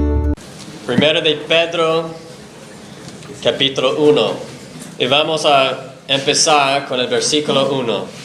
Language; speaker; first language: Spanish; non-native, fluent; English